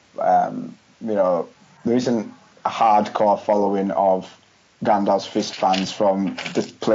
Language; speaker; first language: English; native; English